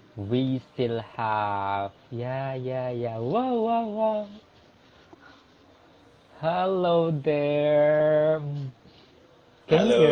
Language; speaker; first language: English; non-native, local second language; Indonesian